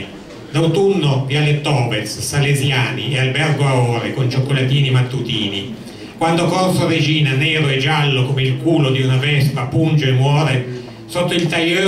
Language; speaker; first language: Italian; native; Italian